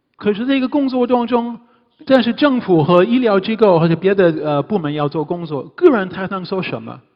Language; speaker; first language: Chinese; non-native, fluent; English